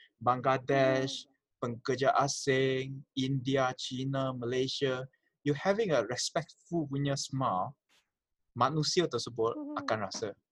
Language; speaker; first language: Malay; non-native, local second language; Chinese